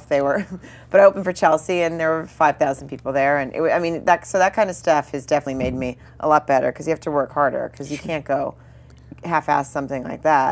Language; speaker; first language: English; native; English